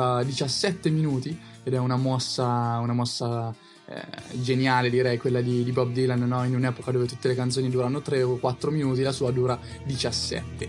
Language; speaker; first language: Italian; native; Italian